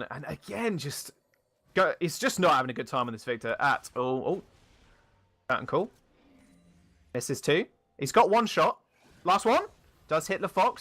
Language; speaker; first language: English; native; English